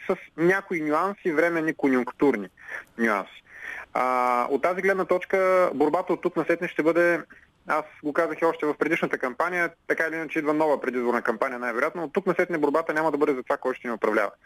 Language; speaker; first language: Bulgarian; native; Bulgarian